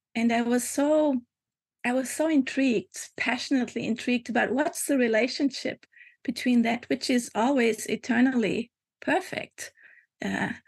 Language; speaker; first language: English; non-native, fluent; German